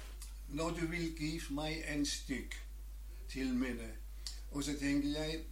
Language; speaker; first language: Norwegian; non-native, learner; German